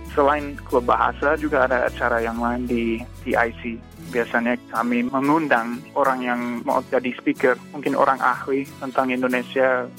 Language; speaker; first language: Indonesian; non-native, fluent; English